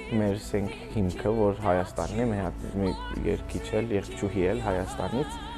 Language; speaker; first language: Armenian; early bilingual, heritage; Armenian